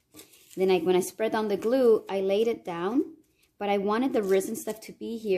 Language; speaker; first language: English; native; English